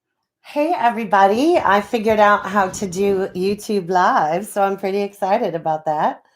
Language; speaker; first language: English; native; English